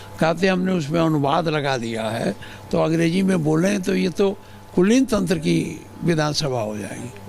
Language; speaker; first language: Hindi; native; Hindi